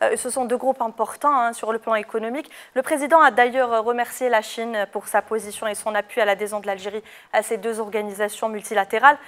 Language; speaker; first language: French; non-native, local second language; Arabic